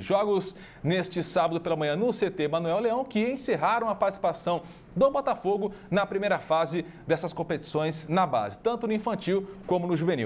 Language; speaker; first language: Portuguese; native; Portuguese